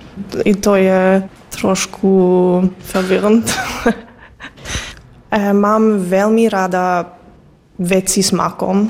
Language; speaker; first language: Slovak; non-native, learner; German